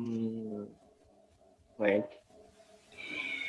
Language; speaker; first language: English; non-native, learner; Indonesian